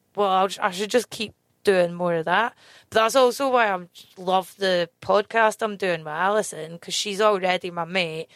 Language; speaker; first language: English; native; English